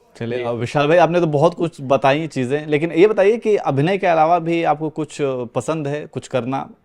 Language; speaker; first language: Hindi; native; Hindi